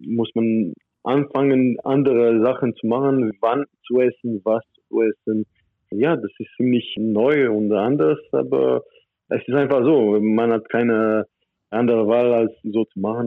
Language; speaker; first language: German; non-native, fluent; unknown